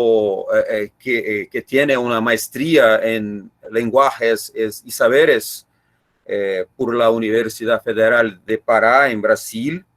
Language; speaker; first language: Spanish; non-native, learner; Portuguese